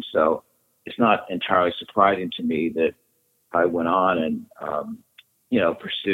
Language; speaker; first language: English; native; English